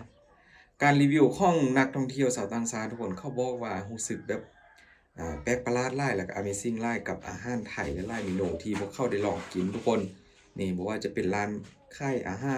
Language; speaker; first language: Thai; non-native, local second language; Northeastern Thai